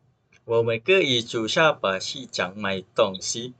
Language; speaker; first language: Chinese; non-native, learner; Malay